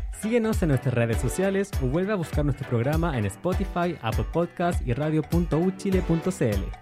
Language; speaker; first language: Spanish; native; Spanish